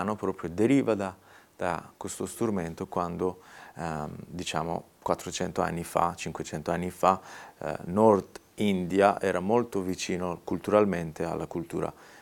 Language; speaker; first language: Italian; non-native, fluent; Persian